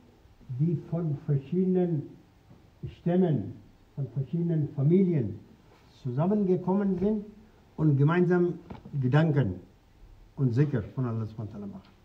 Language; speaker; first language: German; non-native, fluent; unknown